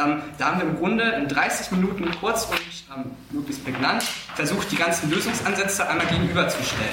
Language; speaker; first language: German; native; German